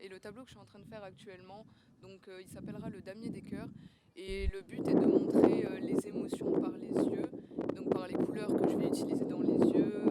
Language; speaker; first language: French; native; French